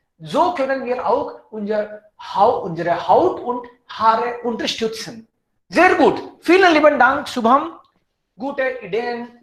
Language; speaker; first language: German; non-native, fluent; Hindi